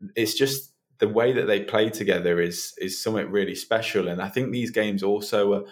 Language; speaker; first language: English; native; English